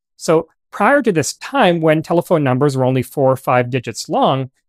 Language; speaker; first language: English; native; English